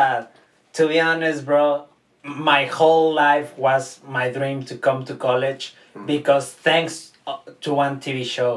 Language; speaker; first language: English; non-native, fluent; Spanish